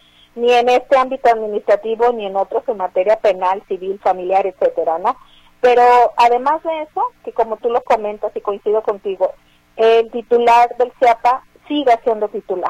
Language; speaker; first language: Spanish; native; Spanish